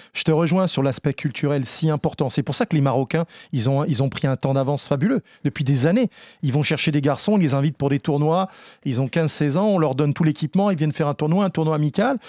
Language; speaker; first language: French; native; French